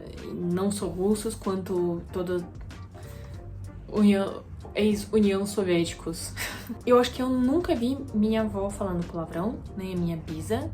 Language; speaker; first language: Portuguese; non-native, fluent; Russian